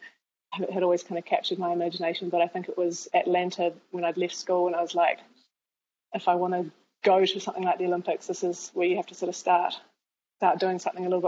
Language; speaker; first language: English; native; English